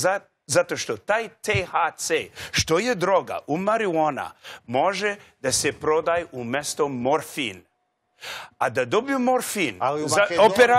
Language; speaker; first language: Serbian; non-native, learner; English